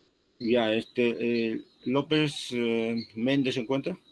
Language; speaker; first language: Spanish; native; Spanish